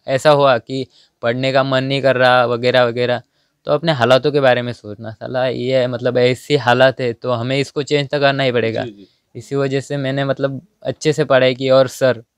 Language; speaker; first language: Hindi; non-native, local second language; Marathi